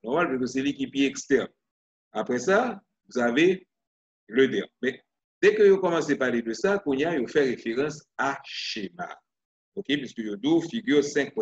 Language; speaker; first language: French; non-native, local second language; Haitian Creole